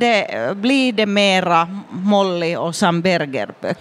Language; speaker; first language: Swedish; non-native, fluent; Finnish